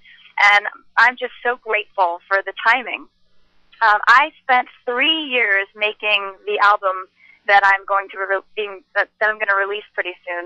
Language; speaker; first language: English; native; English